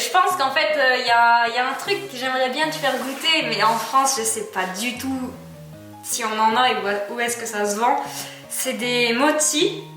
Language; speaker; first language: French; native; French